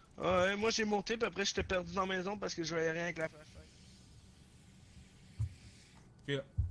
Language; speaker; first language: French; native; French